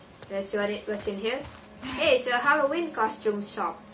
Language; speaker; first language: English; non-native, fluent; Indonesian